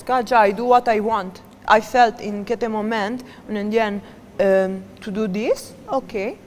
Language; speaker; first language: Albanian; non-native, learner; Romanian